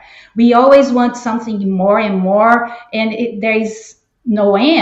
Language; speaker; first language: English; non-native, fluent; Portuguese